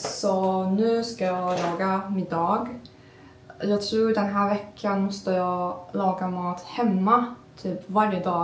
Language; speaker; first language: Swedish; non-native, learner; Turkish